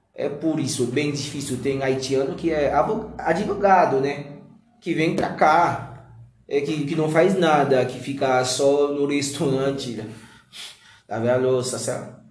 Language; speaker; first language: Portuguese; non-native, learner; Haitian Creole